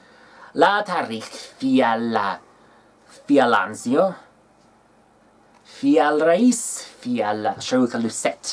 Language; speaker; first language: Arabic; non-native, learner; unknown